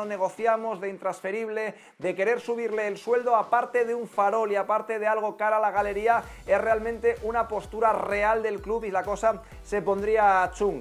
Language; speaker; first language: Spanish; native; Spanish